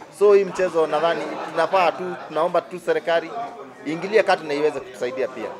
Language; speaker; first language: Swahili; non-native, local second language; Kikuyu